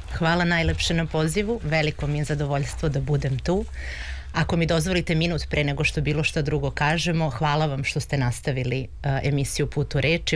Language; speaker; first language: Serbian; native; Serbian